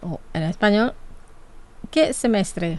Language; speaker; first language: Spanish; non-native, fluent; Indonesian